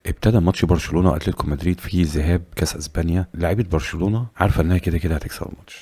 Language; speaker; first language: Arabic; native; Arabic